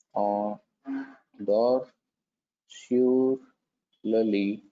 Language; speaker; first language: French; non-native, learner; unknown